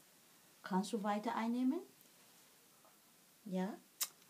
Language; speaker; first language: German; non-native, learner; Vietnamese